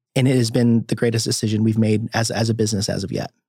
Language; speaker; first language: English; native; English